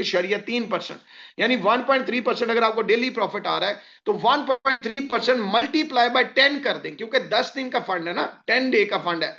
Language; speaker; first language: Hindi; native; Hindi